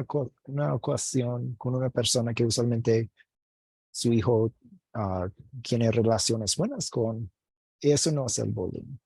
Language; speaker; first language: Spanish; non-native, fluent; English